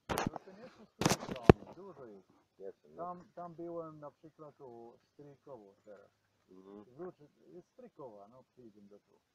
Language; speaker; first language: Polish; non-native, learner; Croatian